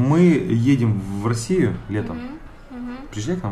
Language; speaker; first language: Russian; native; Russian